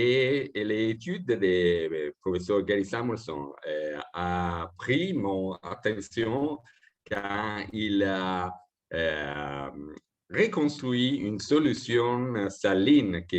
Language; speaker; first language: French; non-native, fluent; Italian